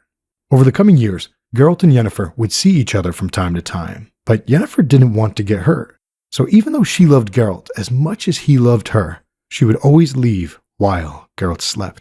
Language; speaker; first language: English; native; English